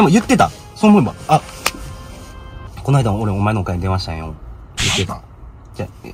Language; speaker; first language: Japanese; native; Japanese